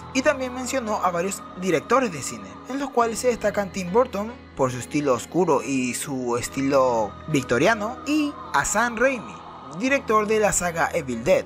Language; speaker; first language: Spanish; native; Spanish